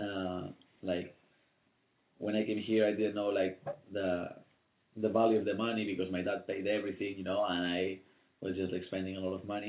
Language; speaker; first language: English; non-native, fluent; Spanish